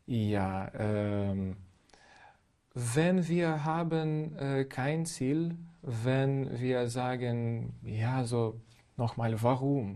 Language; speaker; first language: German; non-native, fluent; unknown